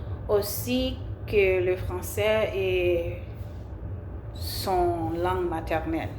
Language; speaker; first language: French; non-native, learner; English